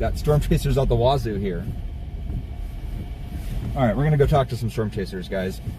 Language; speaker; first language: English; native; English